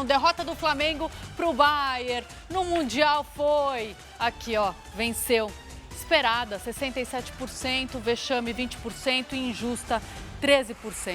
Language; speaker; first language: Portuguese; native; Portuguese